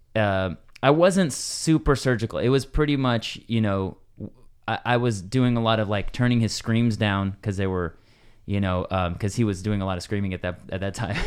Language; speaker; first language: English; native; English